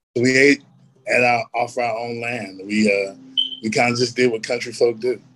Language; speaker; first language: English; native; English